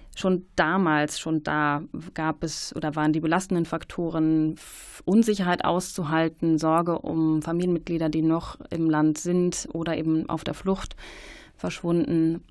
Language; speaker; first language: German; native; German